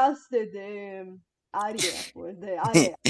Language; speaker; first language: Spanish; non-native, fluent; Bulgarian